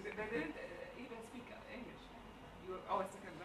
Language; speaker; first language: English; non-native, learner; Arabic